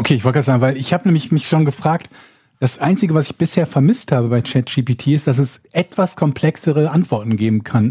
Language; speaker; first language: German; native; German